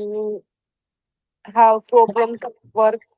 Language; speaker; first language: English; non-native, local second language; Hindi